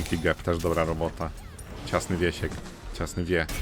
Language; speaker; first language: Polish; native; Polish